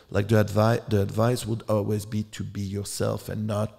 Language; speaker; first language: English; non-native, fluent; French